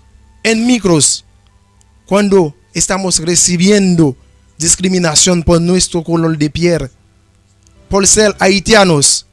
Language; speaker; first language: Spanish; non-native, learner; Haitian Creole